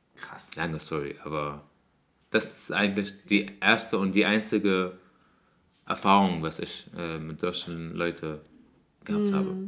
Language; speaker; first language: German; non-native, fluent; Arabic